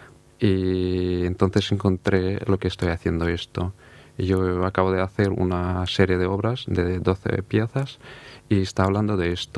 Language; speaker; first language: Spanish; non-native, fluent; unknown